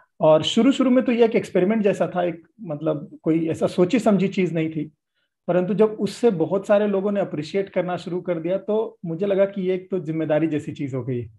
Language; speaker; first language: Hindi; native; Hindi